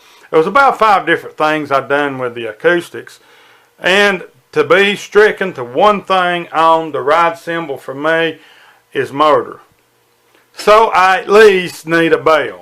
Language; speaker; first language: English; native; English